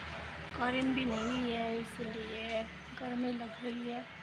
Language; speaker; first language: Hindi; non-native, local second language; Kok Borok